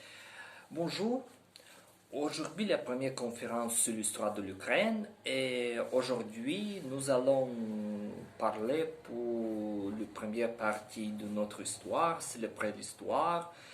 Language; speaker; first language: French; non-native, learner; Ukrainian